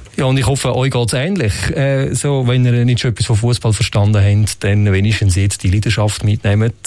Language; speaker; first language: German; native; German